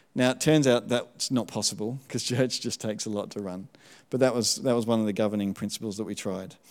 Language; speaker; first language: English; native; English